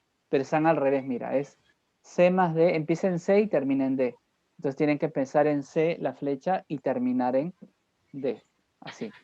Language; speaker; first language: Spanish; native; Spanish